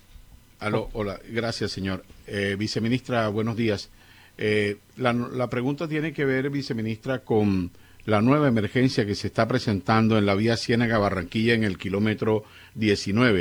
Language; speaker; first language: Spanish; native; Spanish